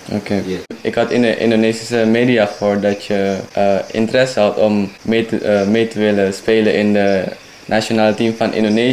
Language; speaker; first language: Dutch; non-native, fluent; Indonesian